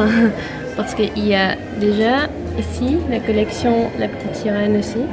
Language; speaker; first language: French; non-native, fluent; Dutch